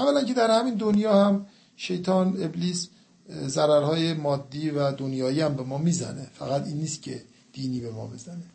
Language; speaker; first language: Persian; native; Persian